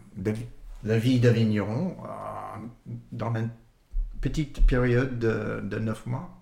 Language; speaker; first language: French; non-native, learner; English